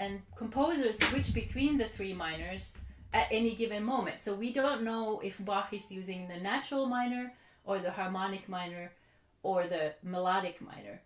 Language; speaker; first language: English; non-native, fluent; Finnish